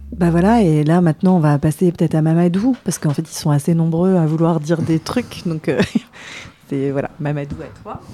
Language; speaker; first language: French; native; French